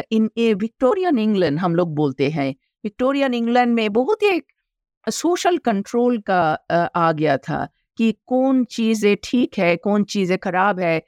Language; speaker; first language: Hindi; non-native, local second language; Bangla